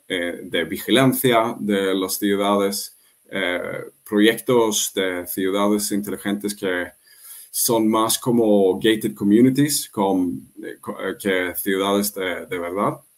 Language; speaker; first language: Spanish; non-native, fluent; Swedish